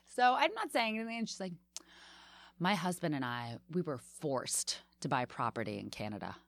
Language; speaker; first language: English; native; English